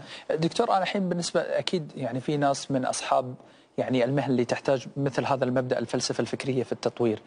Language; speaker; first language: Arabic; native; Arabic